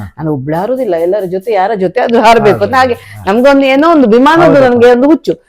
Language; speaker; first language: Kannada; native; Kannada